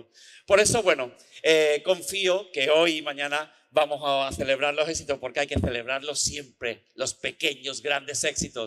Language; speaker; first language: Spanish; native; Spanish